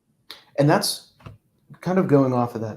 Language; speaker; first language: English; native; English